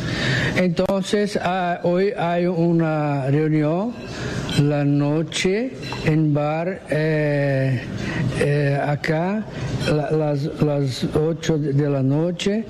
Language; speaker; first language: Spanish; non-native, learner; Portuguese